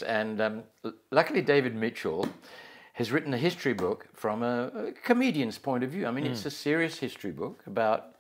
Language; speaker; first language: English; native; English